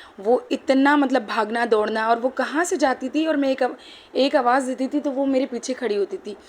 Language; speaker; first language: Hindi; native; Hindi